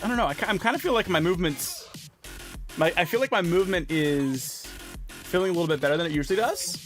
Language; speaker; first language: English; native; English